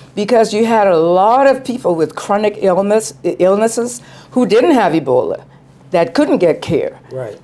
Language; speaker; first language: English; native; English